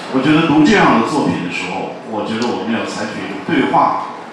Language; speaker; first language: Chinese; native; Chinese